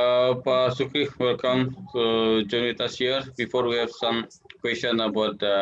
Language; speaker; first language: English; non-native, learner; Indonesian